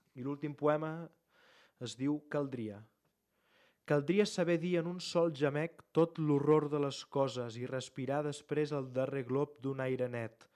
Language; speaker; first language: Catalan; native; Catalan